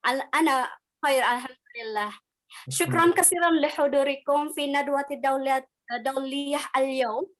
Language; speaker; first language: Arabic; non-native, learner; Indonesian